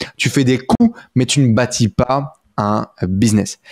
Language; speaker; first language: French; native; French